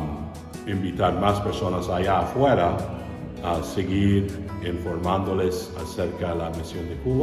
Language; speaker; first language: Spanish; non-native, fluent; English